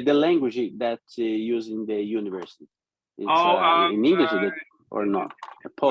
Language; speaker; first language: English; non-native, learner; Portuguese